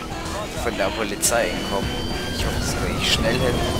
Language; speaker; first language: German; native; German